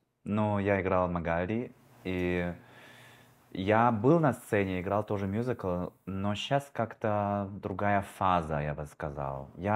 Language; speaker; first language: Russian; early bilingual, heritage; Russian